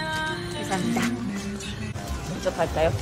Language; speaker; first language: Korean; non-native, fluent; Japanese